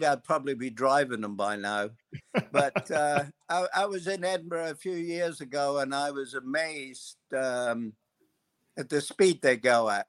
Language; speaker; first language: English; native; English